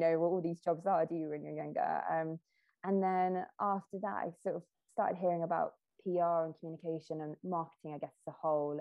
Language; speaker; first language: English; native; English